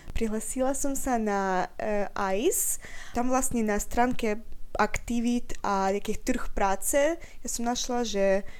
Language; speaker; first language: Slovak; non-native, fluent; Russian